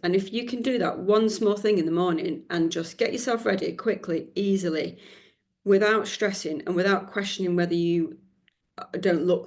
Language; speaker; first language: English; native; English